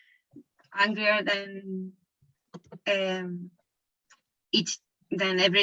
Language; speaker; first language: English; non-native, learner; Spanish